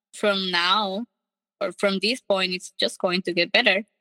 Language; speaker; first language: English; non-native, fluent; Spanish